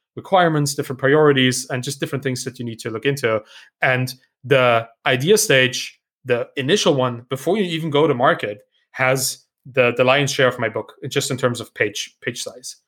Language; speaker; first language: English; non-native, fluent; German